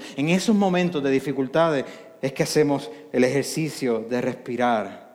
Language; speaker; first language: Spanish; native; Spanish